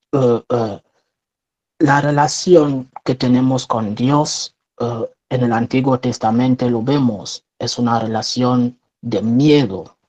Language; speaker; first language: Spanish; non-native, fluent; French